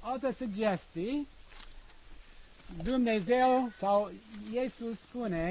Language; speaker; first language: Romanian; non-native, learner; English